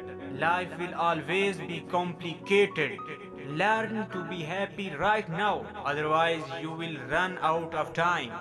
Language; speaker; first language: English; non-native, local second language; Urdu